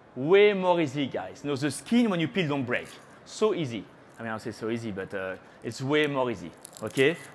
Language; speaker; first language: English; non-native, fluent; French